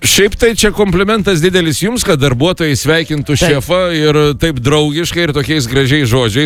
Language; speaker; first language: Lithuanian; native; Lithuanian